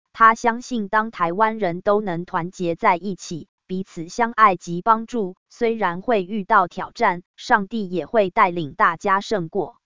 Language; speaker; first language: Chinese; native; Chinese